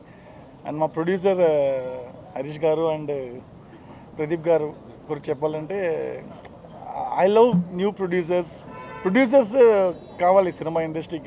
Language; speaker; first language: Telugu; non-native, learner; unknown